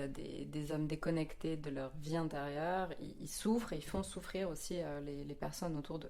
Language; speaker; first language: French; native; French